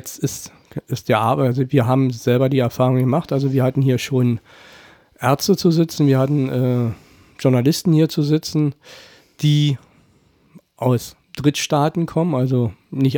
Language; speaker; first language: German; native; German